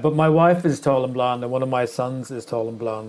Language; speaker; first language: English; native; English